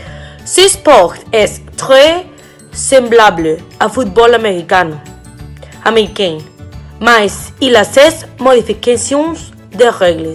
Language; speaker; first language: French; non-native, learner; Spanish